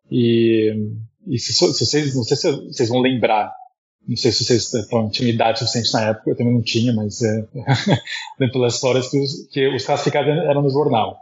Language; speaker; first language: Portuguese; early bilingual, heritage; Portuguese